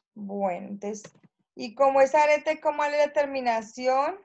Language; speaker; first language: Spanish; native; Spanish